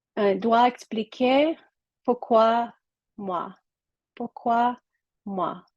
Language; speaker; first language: French; non-native, learner; English